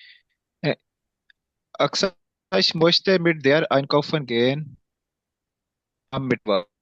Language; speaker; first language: German; non-native, learner; Urdu